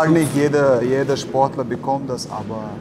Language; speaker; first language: German; non-native, learner; Chechen